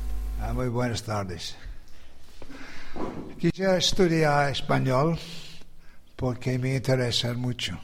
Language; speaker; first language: Spanish; non-native, learner; English